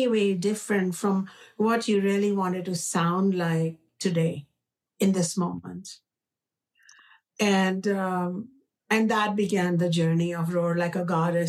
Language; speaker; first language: English; non-native, local second language; Hindi